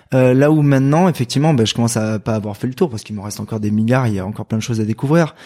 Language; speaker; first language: French; native; French